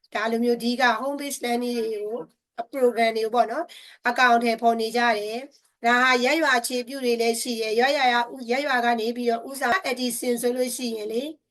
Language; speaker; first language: Burmese; native; Burmese